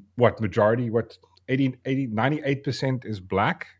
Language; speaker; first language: English; native; English